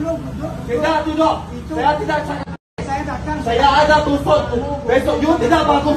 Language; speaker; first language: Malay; non-native, learner; Arabic